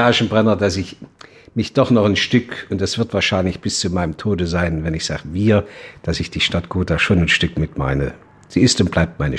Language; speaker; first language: German; native; German